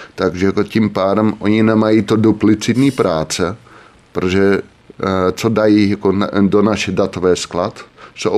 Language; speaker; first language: Czech; non-native, fluent; Dutch